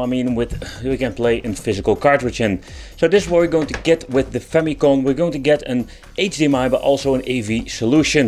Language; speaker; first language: English; non-native, fluent; Dutch